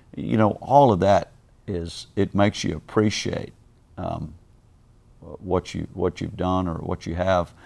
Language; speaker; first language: English; native; English